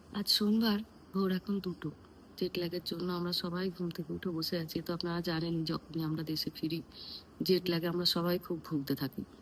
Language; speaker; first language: Bangla; native; Bangla